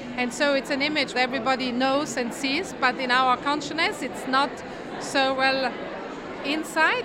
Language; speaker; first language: English; non-native, fluent; Italian